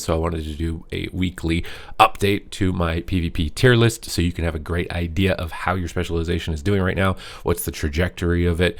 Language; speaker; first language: English; native; English